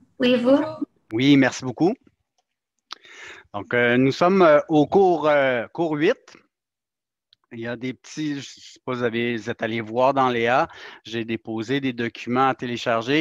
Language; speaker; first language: French; native; French